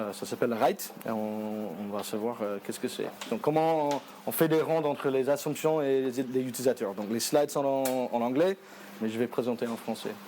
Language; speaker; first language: French; non-native, fluent; English